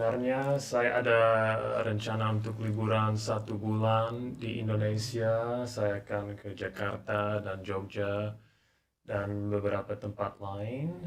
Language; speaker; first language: Indonesian; non-native, learner; English